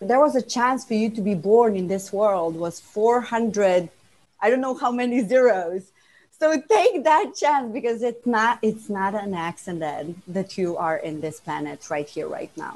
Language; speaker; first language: English; non-native, fluent; Slovenian